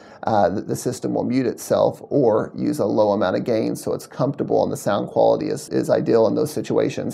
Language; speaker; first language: English; native; English